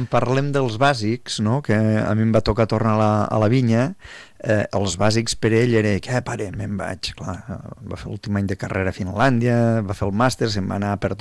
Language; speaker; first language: Catalan; native; Catalan